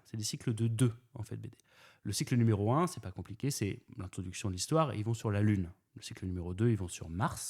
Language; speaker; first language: French; native; French